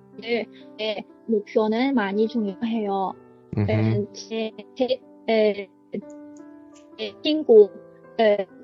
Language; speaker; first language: Korean; non-native, learner; Chinese